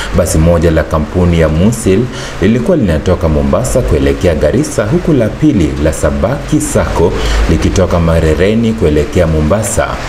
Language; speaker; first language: Swahili; non-native, local second language; Gusii